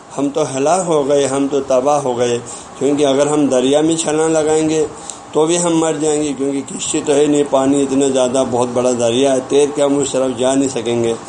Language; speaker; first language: Urdu; non-native, local second language; Balti